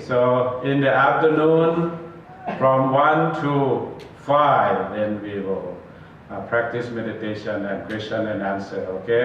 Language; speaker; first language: English; non-native, learner; Thai